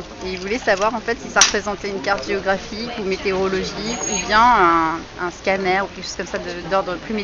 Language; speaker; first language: French; native; French